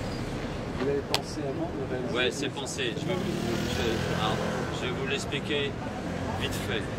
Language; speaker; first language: French; native; French